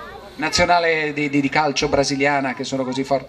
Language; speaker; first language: Italian; native; Italian